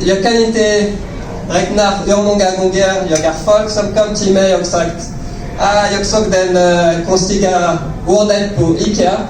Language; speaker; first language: Swedish; non-native, learner; French